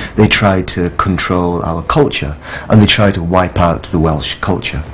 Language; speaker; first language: English; native; English